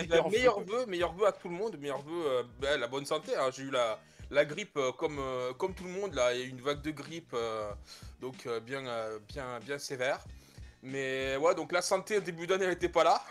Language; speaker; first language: French; native; French